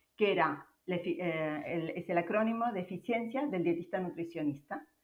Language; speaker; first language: Spanish; native; Spanish